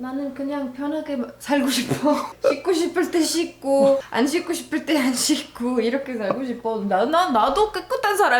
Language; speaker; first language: Korean; non-native, learner; Arabic